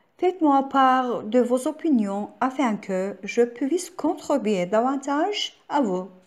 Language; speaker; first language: French; non-native, fluent; Turkish